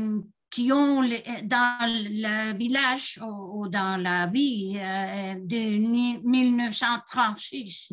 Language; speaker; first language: French; non-native, fluent; Spanish